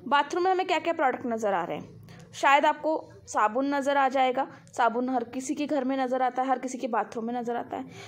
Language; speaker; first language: Hindi; non-native, local second language; Punjabi